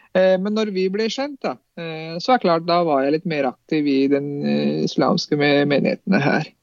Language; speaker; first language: Norwegian; early bilingual, other home language; Punjabi